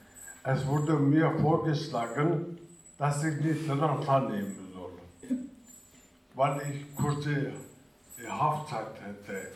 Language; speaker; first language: German; early bilingual, other home language; Turkish